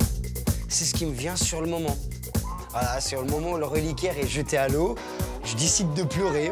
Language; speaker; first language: French; native; French